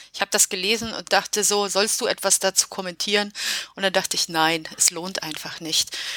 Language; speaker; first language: German; early bilingual, other home language; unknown